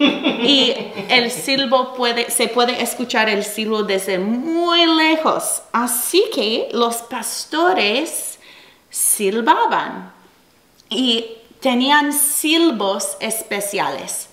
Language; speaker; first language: Spanish; non-native, fluent; English